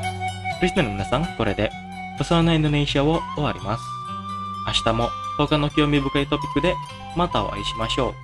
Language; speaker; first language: Japanese; non-native, fluent; Indonesian